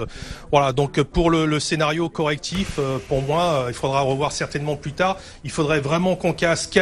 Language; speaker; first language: French; native; French